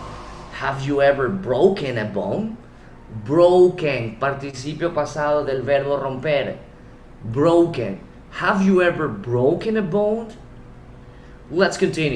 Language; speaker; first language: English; non-native, fluent; Spanish